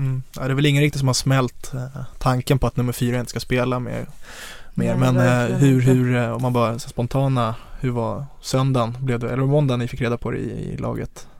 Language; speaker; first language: Swedish; native; Swedish